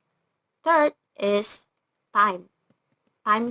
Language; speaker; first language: English; non-native, learner; Indonesian